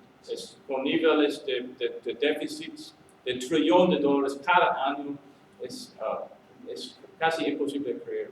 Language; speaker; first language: Spanish; non-native, learner; English